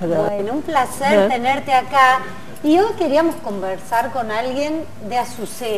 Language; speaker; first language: Spanish; native; Spanish